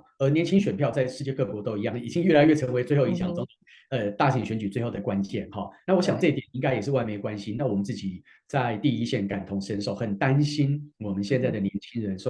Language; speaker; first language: Chinese; native; Chinese